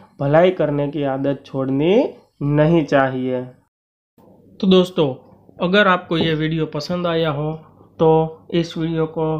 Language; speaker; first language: Hindi; non-native, local second language; Gujarati